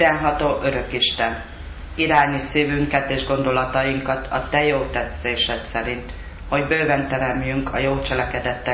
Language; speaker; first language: Hungarian; native; Hungarian